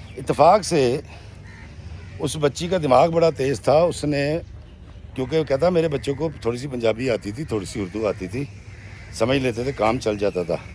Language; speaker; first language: Urdu; non-native, local second language; Punjabi